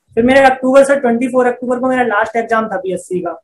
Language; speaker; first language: Hindi; native; Hindi